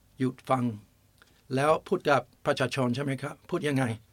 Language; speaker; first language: Thai; non-native, fluent; English